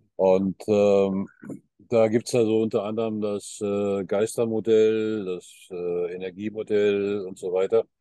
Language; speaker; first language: German; early bilingual, heritage; German